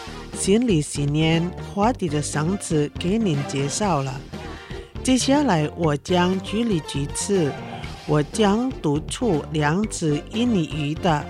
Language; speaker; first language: Chinese; non-native, local second language; Indonesian